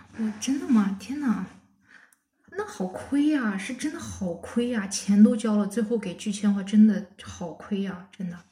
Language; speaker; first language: Chinese; non-native, local second language; Kazakh